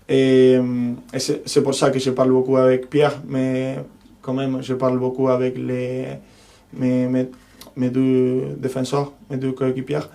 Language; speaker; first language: French; non-native, fluent; Spanish